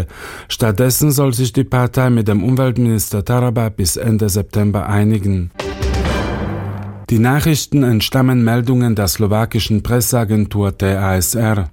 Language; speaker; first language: German; native; German